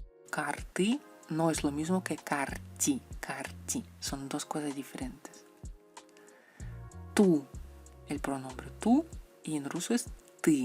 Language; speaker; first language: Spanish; non-native, fluent; Russian